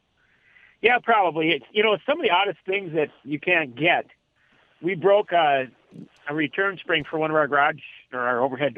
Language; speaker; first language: English; native; English